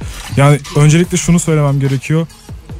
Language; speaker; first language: Turkish; native; Turkish